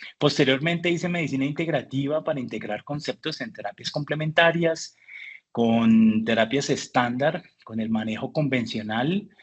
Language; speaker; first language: Spanish; early bilingual, heritage; Spanish